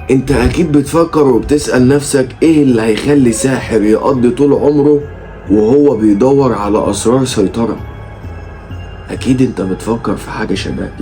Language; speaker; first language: Arabic; native; Arabic